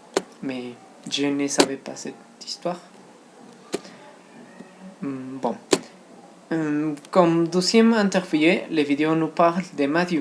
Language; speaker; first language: French; non-native, learner; Spanish